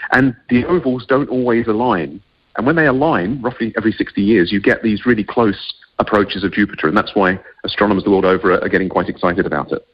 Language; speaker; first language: English; native; English